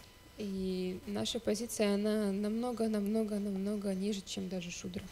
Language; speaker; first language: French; non-native, learner; Russian